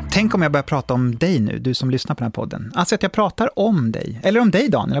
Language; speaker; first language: Swedish; native; Swedish